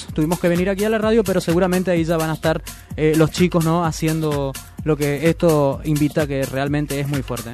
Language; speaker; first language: Spanish; native; Spanish